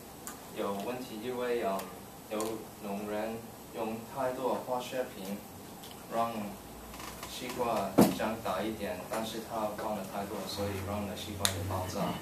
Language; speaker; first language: Chinese; non-native, learner; English